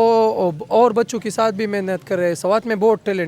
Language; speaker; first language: Hindi; non-native, local second language; Pashto